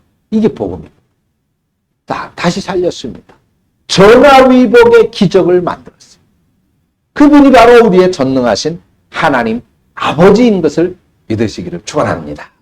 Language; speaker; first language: Korean; native; Korean